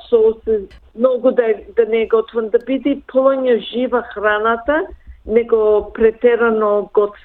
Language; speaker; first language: Macedonian; early bilingual, heritage; Macedonian